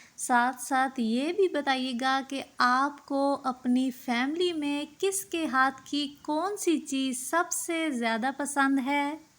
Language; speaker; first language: Urdu; non-native, local second language; Punjabi